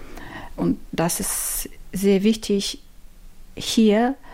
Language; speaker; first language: German; non-native, learner; Ukrainian